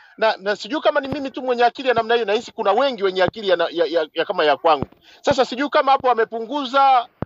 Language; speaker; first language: Swahili; native; Swahili